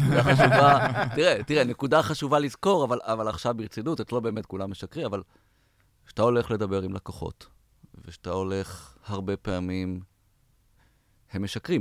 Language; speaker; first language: Hebrew; native; Hebrew